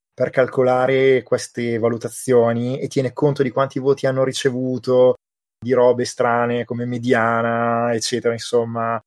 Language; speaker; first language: Italian; native; Italian